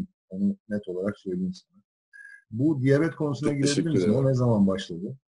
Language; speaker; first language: Turkish; native; Turkish